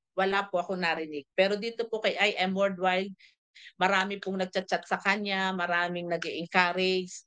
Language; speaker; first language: Filipino; native; Filipino